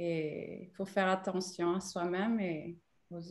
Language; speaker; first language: French; non-native, fluent; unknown